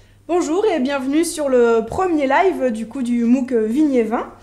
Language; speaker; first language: French; native; French